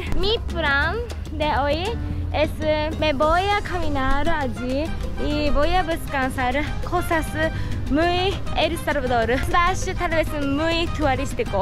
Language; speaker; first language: Spanish; non-native, learner; Japanese